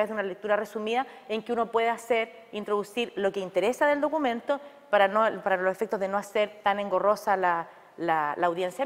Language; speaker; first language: Spanish; native; Spanish